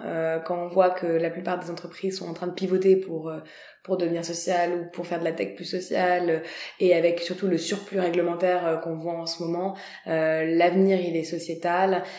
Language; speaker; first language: French; native; French